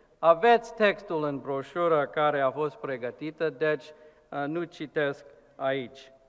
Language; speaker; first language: Romanian; non-native, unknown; English